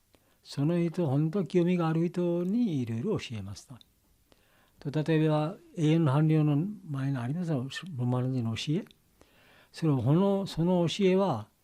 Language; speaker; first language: Japanese; non-native, learner; Bangla